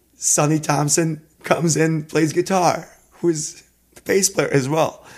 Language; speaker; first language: English; non-native, fluent; Serbian